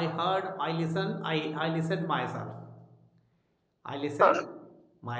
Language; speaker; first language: English; non-native, local second language; Hindi